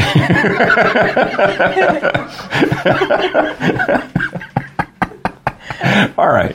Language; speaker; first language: English; native; English